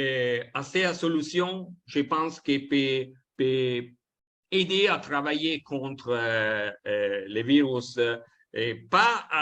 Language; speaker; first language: French; non-native, learner; Italian